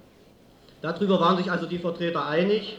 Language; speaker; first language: German; native; German